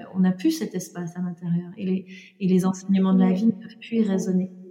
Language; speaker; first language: French; native; French